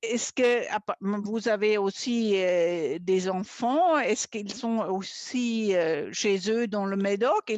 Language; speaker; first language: French; non-native, fluent; German